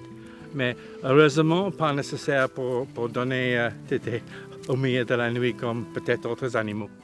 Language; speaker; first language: French; non-native, learner; English